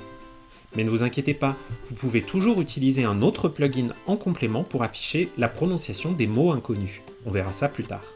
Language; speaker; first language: French; native; French